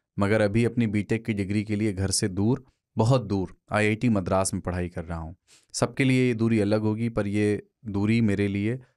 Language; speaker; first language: Hindi; native; Hindi